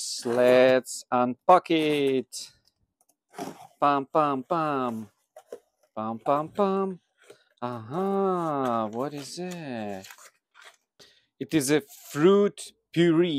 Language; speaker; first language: English; non-native, learner; Russian